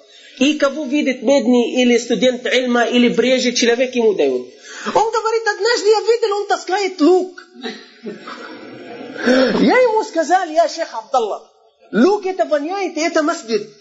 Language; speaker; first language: Russian; non-native, fluent; Arabic